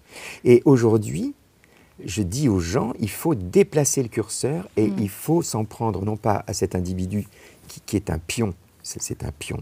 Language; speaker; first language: French; native; French